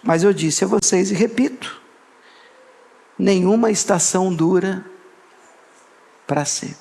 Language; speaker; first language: Portuguese; native; Portuguese